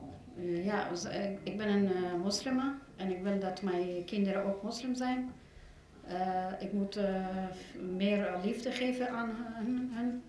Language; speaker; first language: Dutch; non-native, learner; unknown